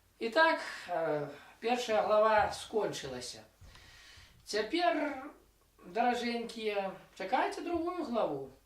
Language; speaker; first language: Belarusian; non-native, local second language; Russian